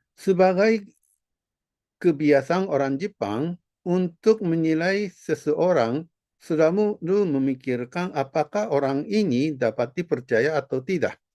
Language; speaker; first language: Indonesian; non-native, fluent; Japanese